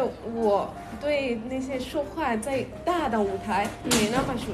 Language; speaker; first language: Chinese; non-native, learner; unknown